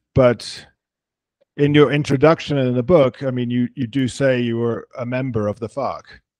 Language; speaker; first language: English; native; English